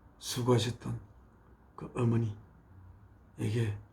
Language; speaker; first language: Korean; native; Korean